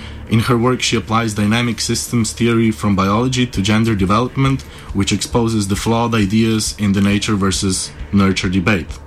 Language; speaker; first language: English; non-native, fluent; Slovenian